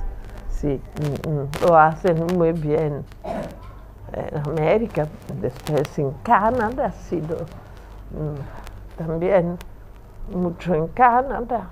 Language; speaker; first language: Spanish; non-native, fluent; Italian